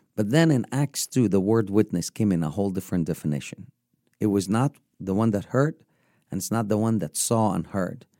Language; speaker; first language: English; non-native, fluent; Arabic